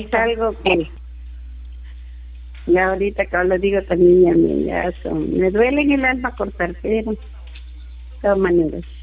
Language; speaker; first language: Spanish; native; Spanish